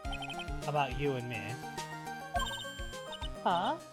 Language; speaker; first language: English; native; English